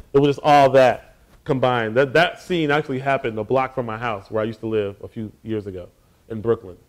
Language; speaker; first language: English; native; English